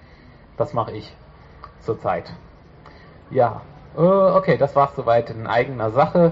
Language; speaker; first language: German; native; German